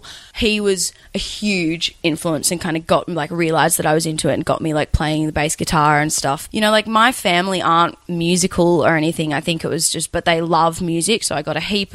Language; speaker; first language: English; native; English